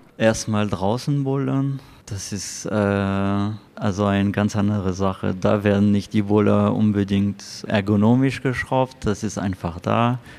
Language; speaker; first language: German; non-native, fluent; French